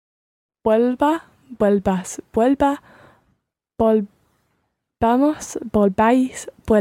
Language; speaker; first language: Spanish; non-native, learner; English